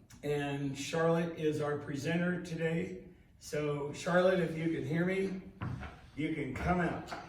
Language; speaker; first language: English; native; English